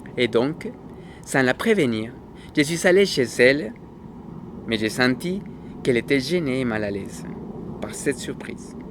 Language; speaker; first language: French; non-native, fluent; Spanish